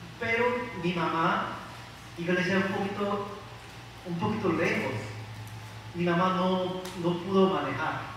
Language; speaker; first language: Spanish; non-native, learner; Korean